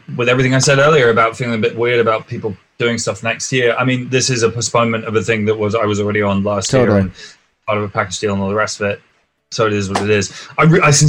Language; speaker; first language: English; native; English